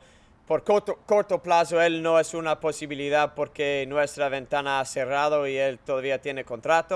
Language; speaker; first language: Spanish; non-native, fluent; English